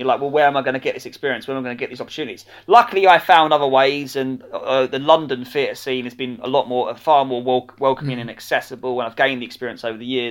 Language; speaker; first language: English; native; English